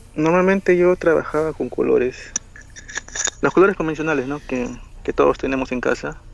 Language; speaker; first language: Spanish; native; Spanish